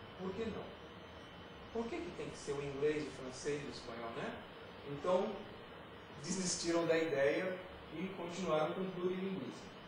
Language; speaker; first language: Portuguese; native; Portuguese